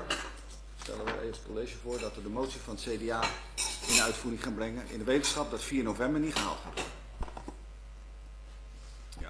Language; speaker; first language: Dutch; native; Dutch